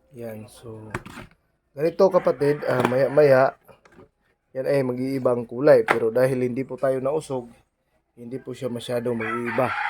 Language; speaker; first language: Filipino; non-native, local second language; Cebuano